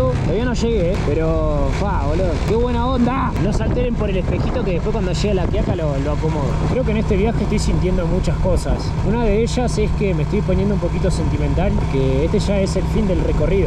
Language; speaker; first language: Spanish; native; Spanish